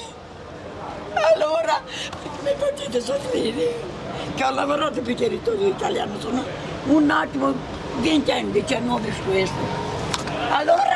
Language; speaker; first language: Italian; non-native, learner; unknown